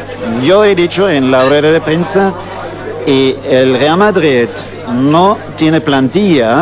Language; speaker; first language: Spanish; non-native, fluent; German